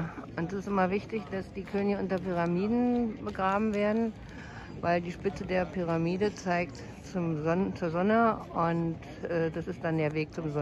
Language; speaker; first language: German; native; German